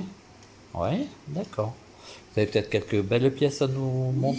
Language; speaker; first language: French; native; French